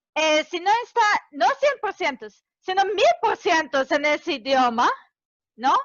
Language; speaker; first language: Spanish; non-native, fluent; Serbian